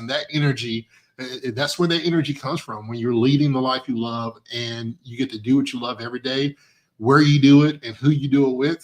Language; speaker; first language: English; native; English